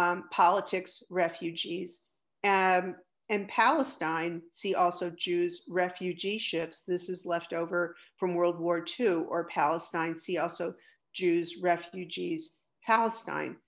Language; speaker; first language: English; native; English